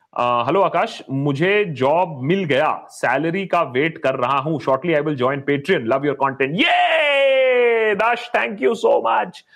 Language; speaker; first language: Hindi; native; Hindi